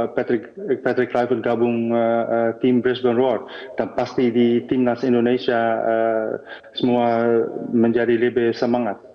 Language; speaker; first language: Indonesian; early bilingual, heritage; Dutch